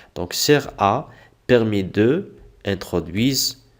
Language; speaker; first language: French; non-native, local second language; Arabic